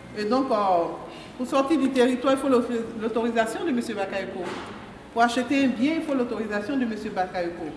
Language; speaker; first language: French; non-native, local second language; Mandingo